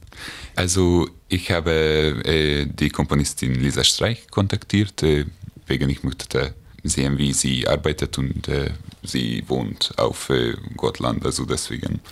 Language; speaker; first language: German; non-native, fluent; Hungarian